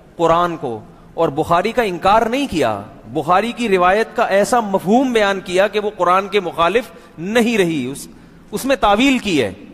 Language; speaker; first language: Urdu; native; Urdu